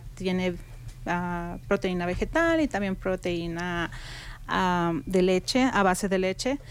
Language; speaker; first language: Spanish; native; Spanish